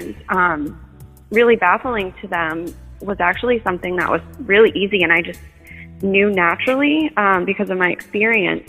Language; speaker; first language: English; native; English